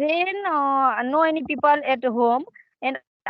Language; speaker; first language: English; non-native, learner; Hindi